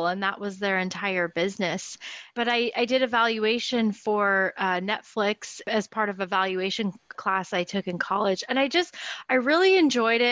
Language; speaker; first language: English; native; English